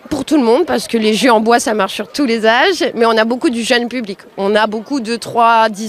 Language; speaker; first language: French; native; French